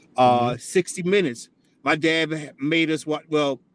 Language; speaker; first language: English; native; English